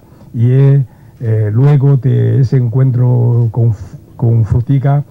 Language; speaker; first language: Spanish; non-native, learner; Chinese